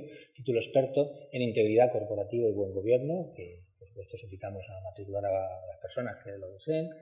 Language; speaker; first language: Spanish; native; Spanish